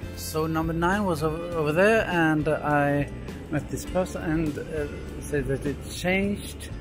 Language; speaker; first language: English; non-native, fluent; Swedish